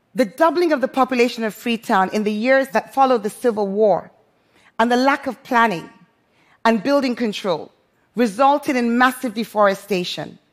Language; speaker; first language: English; non-native, local second language; Krio